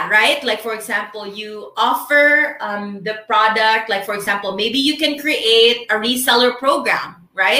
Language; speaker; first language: English; non-native, local second language; Filipino